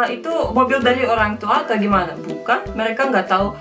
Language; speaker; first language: Indonesian; non-native, fluent; Russian